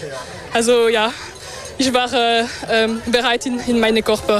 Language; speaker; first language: German; non-native, local second language; French